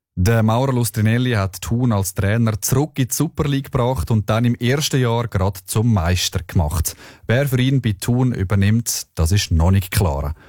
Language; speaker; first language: German; native; German